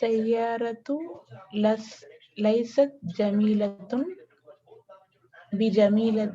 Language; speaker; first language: Arabic; non-native, learner; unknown